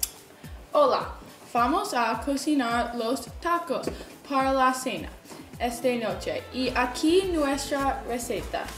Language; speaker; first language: Spanish; non-native, learner; English